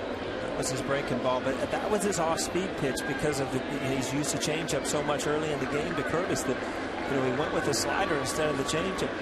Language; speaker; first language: English; native; English